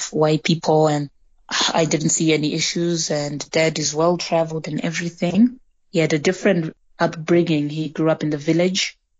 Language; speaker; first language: English; early bilingual, other home language; Shona